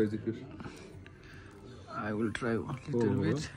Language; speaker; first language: English; non-native, learner; Nepali